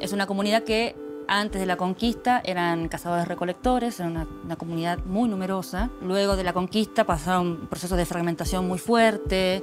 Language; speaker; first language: Spanish; native; Spanish